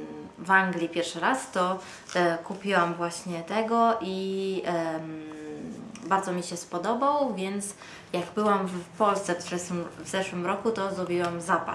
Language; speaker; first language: Polish; non-native, fluent; Italian